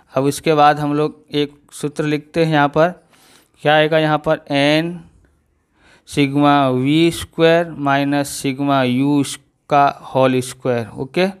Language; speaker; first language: Hindi; non-native, local second language; Gujarati